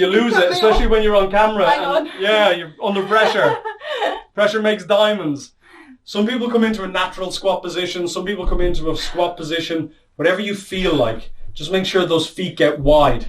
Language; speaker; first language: English; native; English